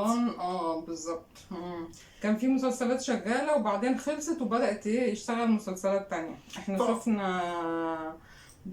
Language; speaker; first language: Arabic; native; Arabic